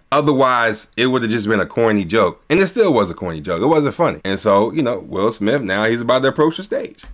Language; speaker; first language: English; native; English